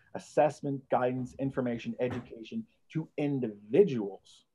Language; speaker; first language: English; native; English